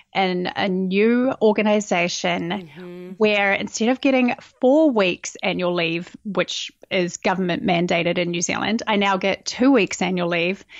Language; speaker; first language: English; native; English